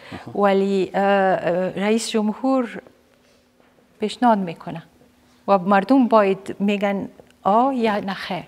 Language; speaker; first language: Persian; non-native, fluent; Arabic